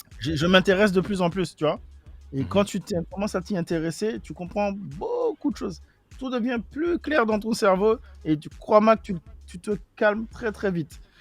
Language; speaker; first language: French; native; French